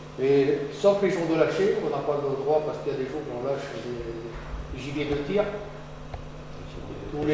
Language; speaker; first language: French; native; French